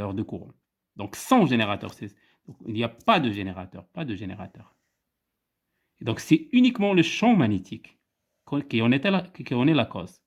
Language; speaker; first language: French; non-native, local second language; Arabic